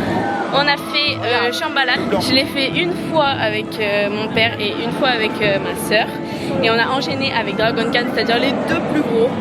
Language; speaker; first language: French; native; French